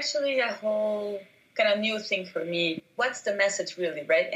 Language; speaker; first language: English; non-native, fluent; Portuguese